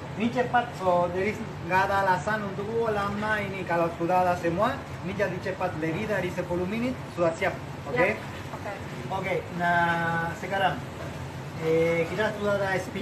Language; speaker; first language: Indonesian; non-native, learner; Spanish